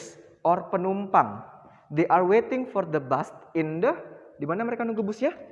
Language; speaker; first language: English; non-native, fluent; Indonesian